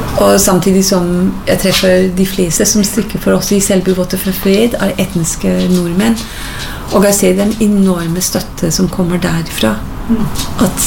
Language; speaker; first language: Norwegian; non-native, fluent; English